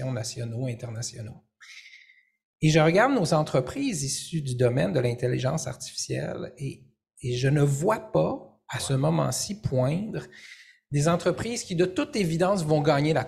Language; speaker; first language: French; native; French